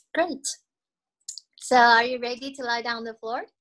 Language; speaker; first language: English; non-native, fluent; Chinese